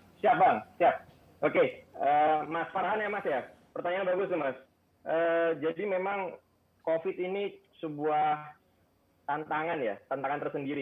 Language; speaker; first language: Indonesian; native; Indonesian